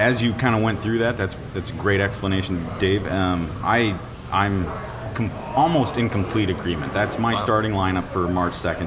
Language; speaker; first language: English; native; English